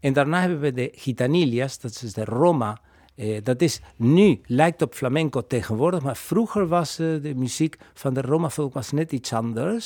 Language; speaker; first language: Dutch; non-native, fluent; Spanish